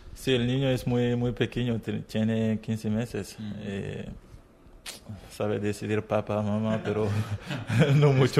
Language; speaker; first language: Spanish; non-native, learner; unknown